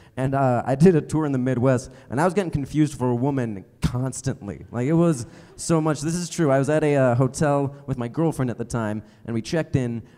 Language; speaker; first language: English; native; English